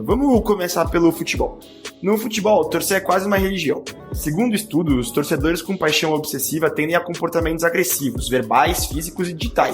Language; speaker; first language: Portuguese; native; Portuguese